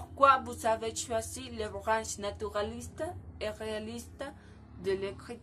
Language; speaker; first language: French; non-native, learner; Spanish